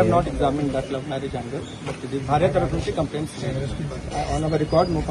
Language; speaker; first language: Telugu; non-native, learner; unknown